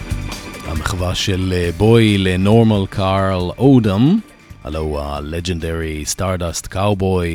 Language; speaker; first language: Hebrew; native; Hebrew